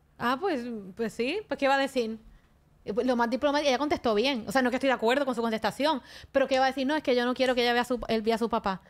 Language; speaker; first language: Spanish; native; Spanish